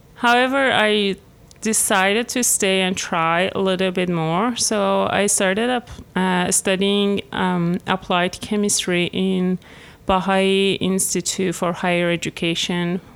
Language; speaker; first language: English; non-native, fluent; Persian